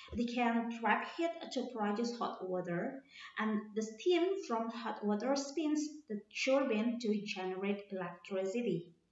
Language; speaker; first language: English; non-native, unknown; Indonesian